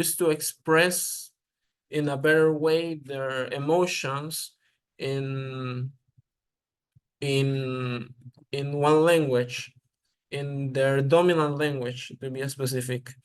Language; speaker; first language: English; non-native, learner; Spanish